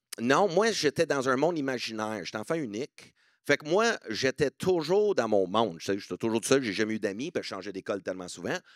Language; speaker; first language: French; non-native, local second language; English